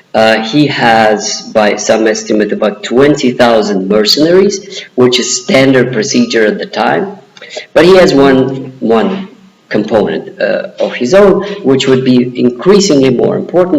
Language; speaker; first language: English; non-native, fluent; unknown